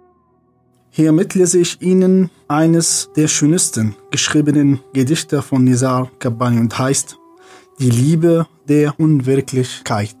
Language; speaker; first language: German; non-native, fluent; Arabic